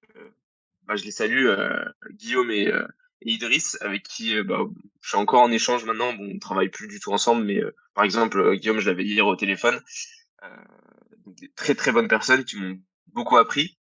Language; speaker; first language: French; native; French